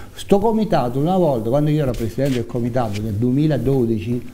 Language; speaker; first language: Italian; native; Italian